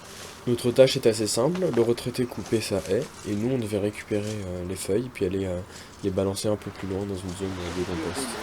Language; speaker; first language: French; native; French